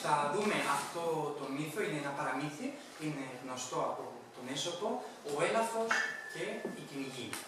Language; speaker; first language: Greek; non-native, fluent; Spanish